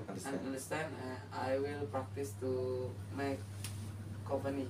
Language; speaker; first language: English; non-native, learner; Indonesian